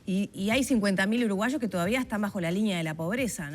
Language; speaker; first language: Spanish; native; Spanish